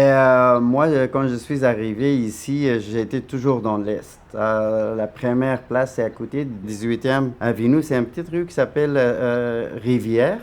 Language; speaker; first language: French; non-native, fluent; Persian